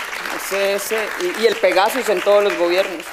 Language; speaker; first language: Spanish; native; Spanish